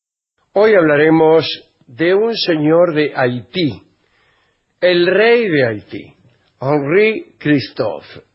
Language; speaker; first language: Spanish; native; Spanish